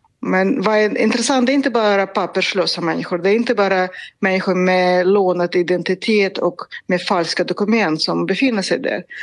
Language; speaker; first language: Swedish; non-native, fluent; Russian